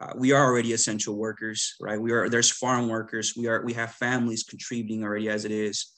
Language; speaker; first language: English; early bilingual, other home language; Spanish